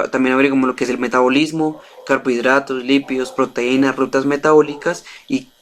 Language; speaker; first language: Spanish; native; Spanish